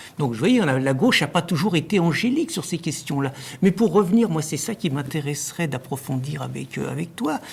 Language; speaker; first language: French; native; French